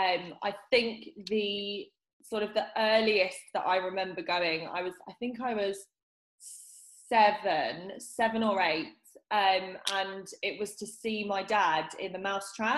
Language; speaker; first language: English; native; English